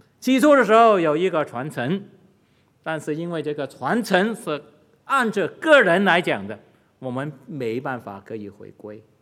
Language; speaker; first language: Chinese; non-native, local second language; Cantonese